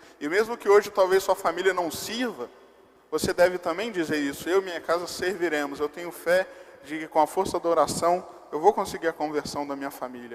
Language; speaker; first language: Portuguese; native; Portuguese